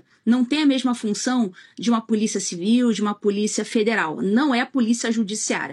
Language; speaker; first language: Portuguese; native; Portuguese